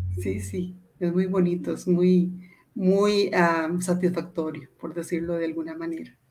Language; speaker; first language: Spanish; native; Spanish